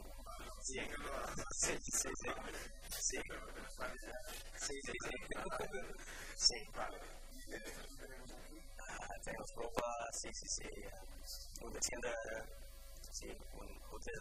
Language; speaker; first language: Spanish; non-native, fluent; English